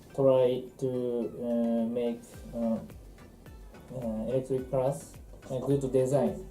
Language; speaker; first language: English; non-native, learner; Japanese